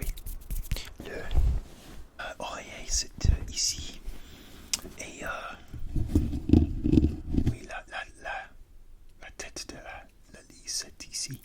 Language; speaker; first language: French; non-native, learner; English